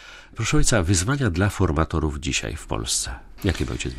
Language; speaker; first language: Polish; native; Polish